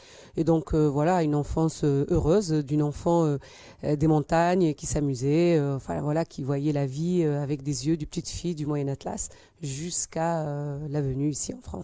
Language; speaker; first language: French; native; French